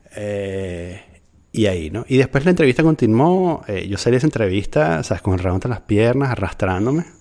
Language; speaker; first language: Spanish; native; Spanish